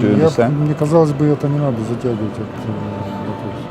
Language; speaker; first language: Russian; native; Russian